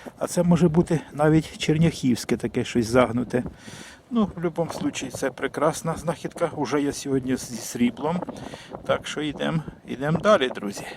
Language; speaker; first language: Ukrainian; native; Ukrainian